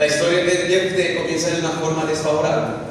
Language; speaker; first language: Spanish; native; Spanish